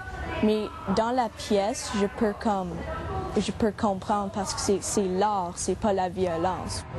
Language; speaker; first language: French; non-native, local second language; English